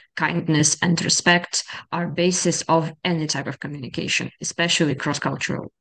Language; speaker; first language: English; non-native, fluent; Ukrainian